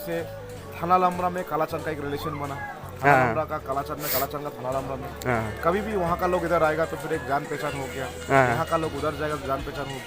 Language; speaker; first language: Hindi; non-native, local second language; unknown